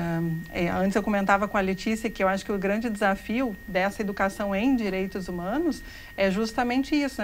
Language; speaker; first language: Portuguese; native; Portuguese